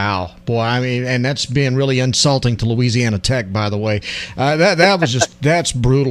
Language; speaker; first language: English; native; English